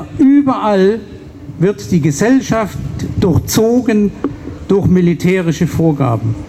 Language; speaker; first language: German; native; German